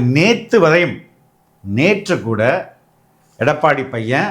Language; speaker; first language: Tamil; native; Tamil